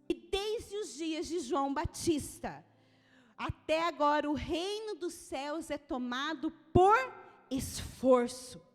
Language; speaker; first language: Portuguese; native; Portuguese